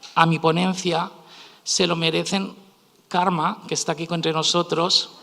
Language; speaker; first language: Spanish; native; Spanish